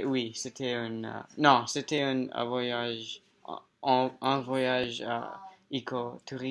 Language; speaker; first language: French; non-native, learner; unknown